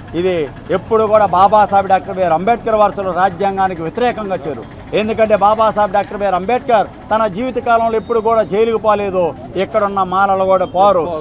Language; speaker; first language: Telugu; native; Telugu